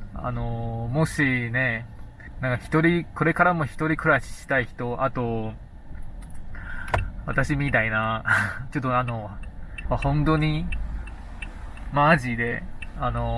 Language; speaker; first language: Japanese; non-native, fluent; Chinese